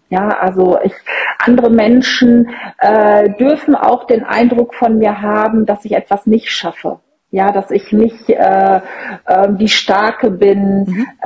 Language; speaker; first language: German; early bilingual, other home language; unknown